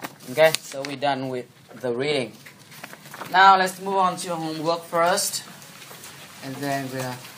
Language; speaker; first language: English; non-native, fluent; Vietnamese